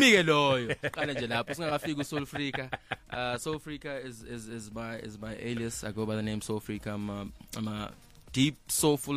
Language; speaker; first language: English; non-native, local second language; Zulu